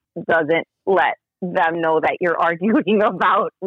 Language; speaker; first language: English; native; English